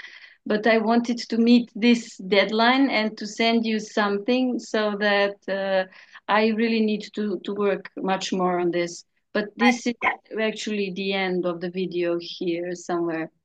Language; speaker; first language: English; non-native, learner; Serbian